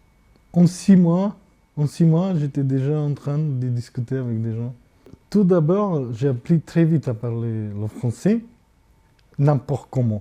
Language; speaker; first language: French; non-native, fluent; Romany